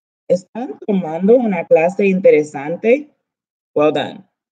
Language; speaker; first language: Spanish; early bilingual, heritage; Spanish